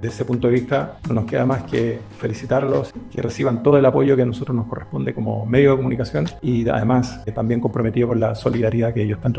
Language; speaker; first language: Spanish; native; Spanish